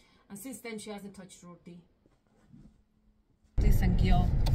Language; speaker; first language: English; early bilingual, other home language; Punjabi